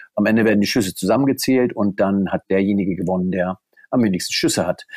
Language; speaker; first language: German; native; German